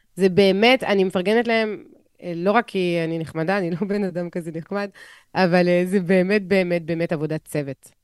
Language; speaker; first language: Hebrew; non-native, fluent; French